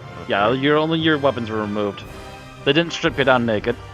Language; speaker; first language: English; native; English